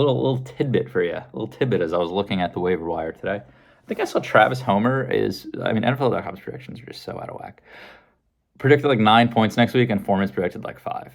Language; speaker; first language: English; native; English